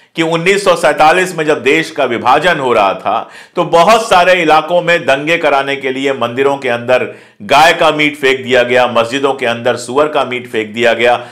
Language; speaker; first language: Hindi; native; Hindi